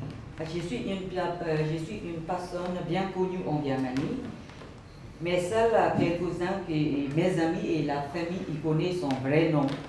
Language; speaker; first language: French; non-native, learner; Burmese